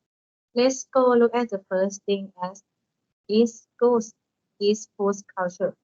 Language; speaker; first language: English; non-native, learner; Thai